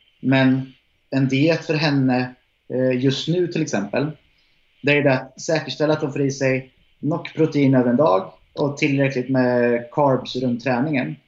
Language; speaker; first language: Swedish; native; Swedish